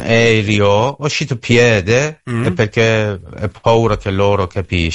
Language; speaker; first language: Italian; non-native, learner; Persian